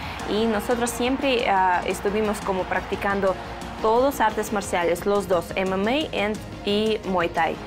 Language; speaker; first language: Spanish; non-native, fluent; Russian